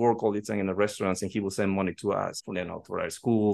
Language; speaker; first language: English; non-native, fluent; Spanish